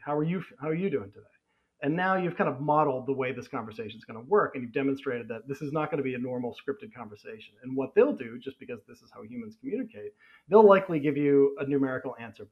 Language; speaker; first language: English; native; English